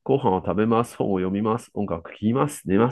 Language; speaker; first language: Japanese; non-native, fluent; Chinese